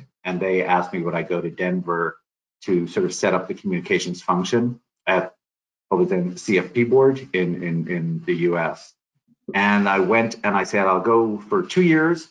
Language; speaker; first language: English; native; English